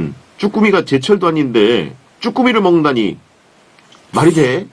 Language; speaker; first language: Korean; native; Korean